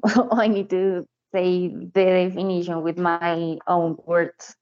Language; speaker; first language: English; non-native, learner; Spanish